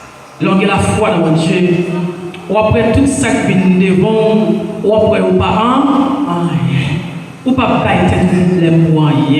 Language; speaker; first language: French; non-native, local second language; Haitian Creole